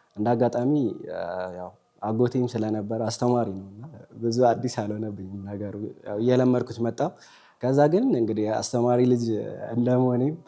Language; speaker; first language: Amharic; native; Amharic